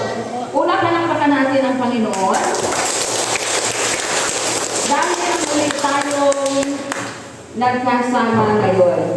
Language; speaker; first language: Filipino; native; Filipino